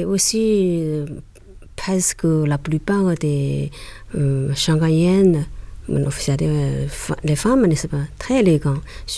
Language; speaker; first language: French; non-native, learner; Chinese